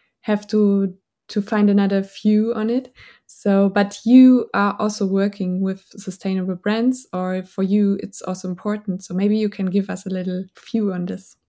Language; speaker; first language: English; non-native, fluent; German